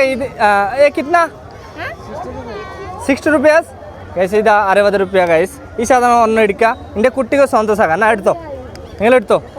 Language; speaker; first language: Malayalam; non-native, learner; Bangla